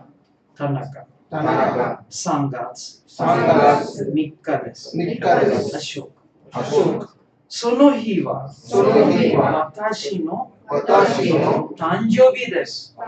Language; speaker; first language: Japanese; non-native, fluent; Tamil